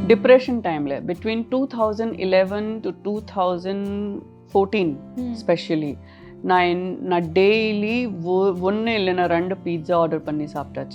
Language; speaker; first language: Tamil; non-native, fluent; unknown